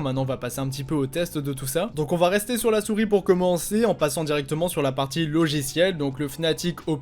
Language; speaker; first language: French; native; French